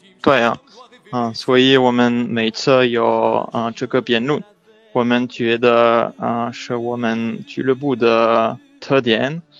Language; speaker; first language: Chinese; non-native, learner; French